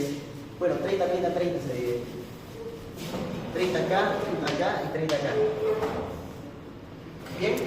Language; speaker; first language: Spanish; native; Spanish